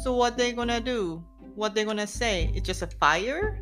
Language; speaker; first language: English; non-native, fluent; Japanese